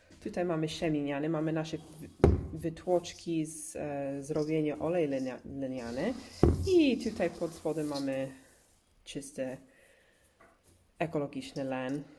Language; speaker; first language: Polish; non-native, learner; English